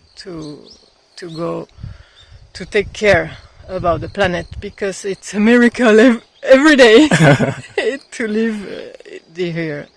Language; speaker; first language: English; non-native, fluent; French